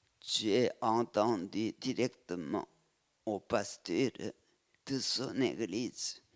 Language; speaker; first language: French; non-native, fluent; Korean